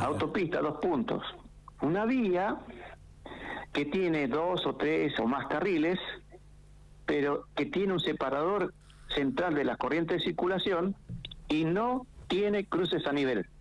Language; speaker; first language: Spanish; native; Spanish